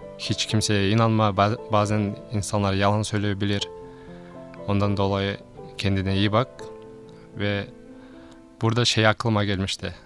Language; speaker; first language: Turkish; non-native, learner; Kyrgyz